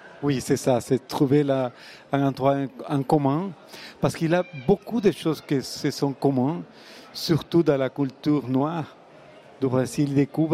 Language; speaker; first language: French; non-native, fluent; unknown